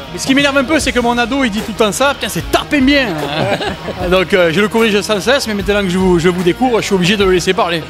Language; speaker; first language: French; native; French